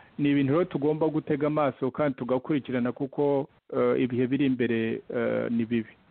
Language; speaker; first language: Kinyarwanda; early bilingual, heritage; Kinyarwanda